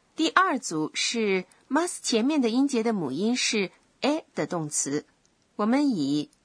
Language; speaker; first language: Chinese; native; Chinese